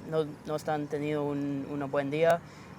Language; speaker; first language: Spanish; non-native, learner; English